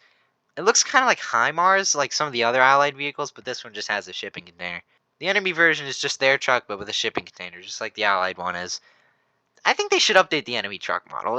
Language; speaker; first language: English; native; English